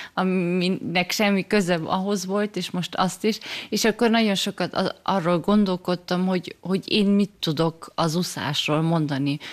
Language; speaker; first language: Hungarian; early bilingual, heritage; Hungarian